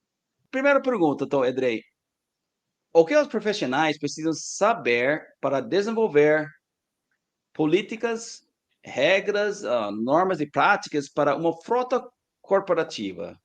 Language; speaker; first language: Portuguese; non-native, learner; English